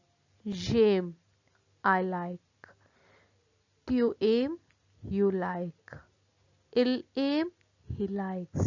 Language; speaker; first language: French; non-native, fluent; Hindi